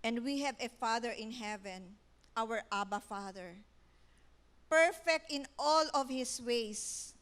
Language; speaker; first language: English; non-native, local second language; Filipino